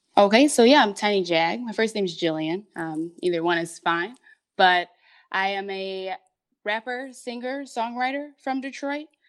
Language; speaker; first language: English; native; English